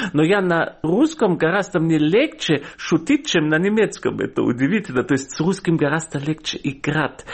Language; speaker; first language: Russian; non-native, fluent; German